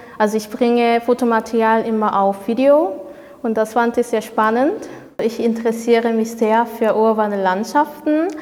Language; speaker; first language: German; non-native, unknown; Korean